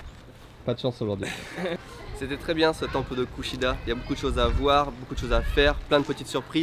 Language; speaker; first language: French; native; French